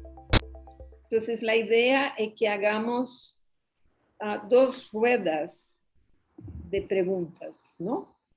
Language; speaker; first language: Spanish; non-native, fluent; Portuguese